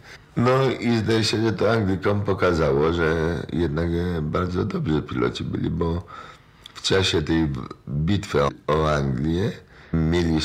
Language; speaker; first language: Polish; native; Polish